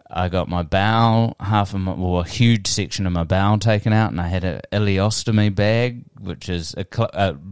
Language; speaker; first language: English; native; English